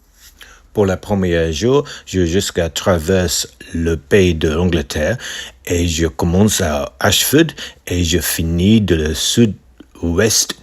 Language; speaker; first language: French; non-native, learner; English